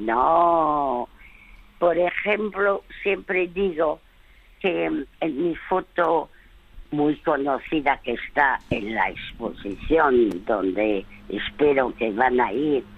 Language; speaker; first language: Spanish; early bilingual, other home language; French